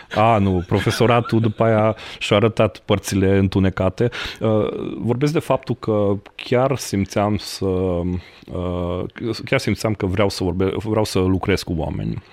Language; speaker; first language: Romanian; non-native, local second language; Hungarian